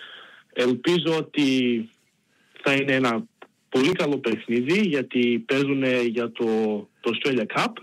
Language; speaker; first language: Greek; early bilingual, heritage; Greek